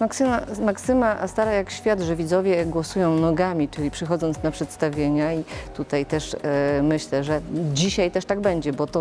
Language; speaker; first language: Polish; native; Polish